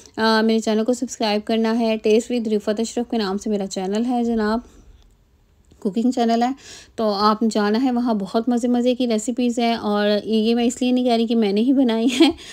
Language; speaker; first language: Urdu; native; Urdu